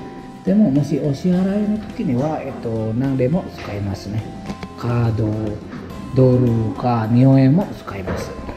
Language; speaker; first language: Japanese; non-native, fluent; Indonesian